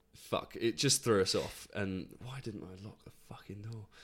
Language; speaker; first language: English; native; English